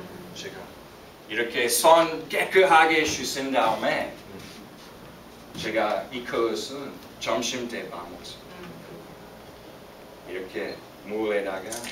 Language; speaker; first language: Korean; non-native, fluent; English